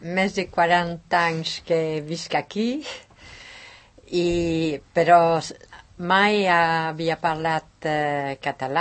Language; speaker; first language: Catalan; non-native, learner; French